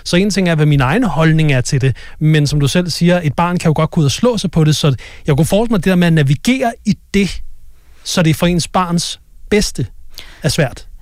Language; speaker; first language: Danish; native; Danish